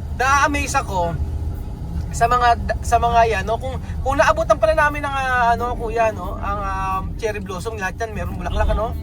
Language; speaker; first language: Filipino; native; Filipino